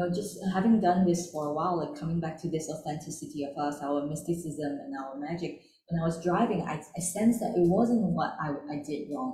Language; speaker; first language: English; non-native, local second language; Chinese